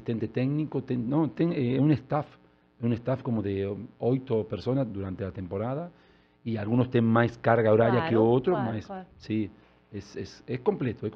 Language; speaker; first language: Portuguese; non-native, learner; Spanish